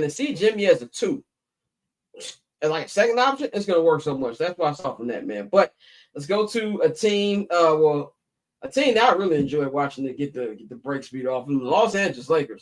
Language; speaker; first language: English; native; English